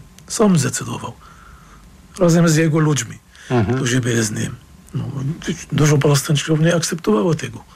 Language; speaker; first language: Polish; non-native, fluent; Arabic